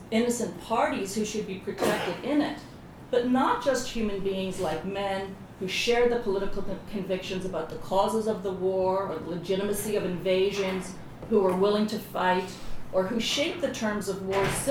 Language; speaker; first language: English; native; English